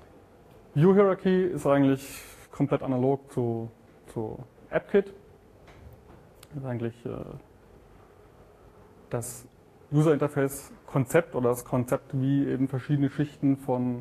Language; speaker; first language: German; native; German